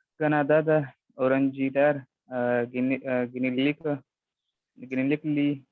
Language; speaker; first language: Turkish; non-native, learner; Urdu